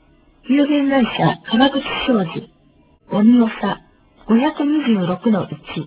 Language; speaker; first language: Japanese; native; Japanese